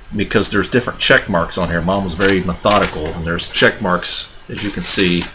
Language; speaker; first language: English; native; English